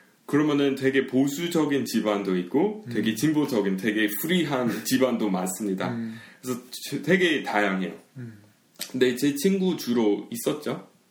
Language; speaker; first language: Korean; non-native, fluent; English